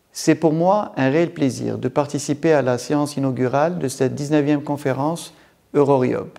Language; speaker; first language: French; non-native, local second language; Arabic